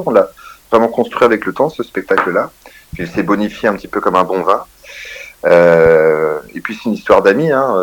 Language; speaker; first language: French; native; French